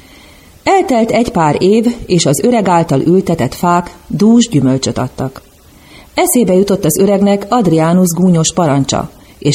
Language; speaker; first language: Hungarian; native; Hungarian